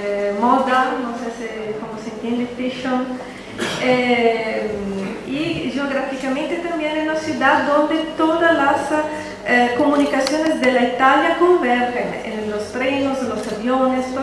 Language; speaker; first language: Spanish; non-native, fluent; Italian